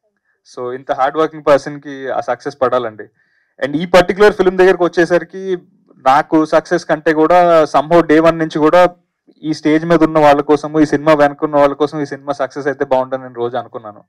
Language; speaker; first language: Telugu; native; Telugu